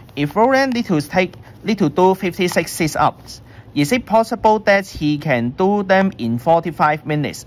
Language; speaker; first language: English; non-native, local second language; Chinese